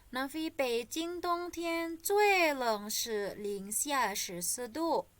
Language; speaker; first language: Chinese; non-native, fluent; Indonesian